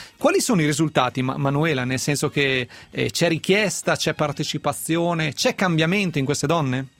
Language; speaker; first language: Italian; native; Italian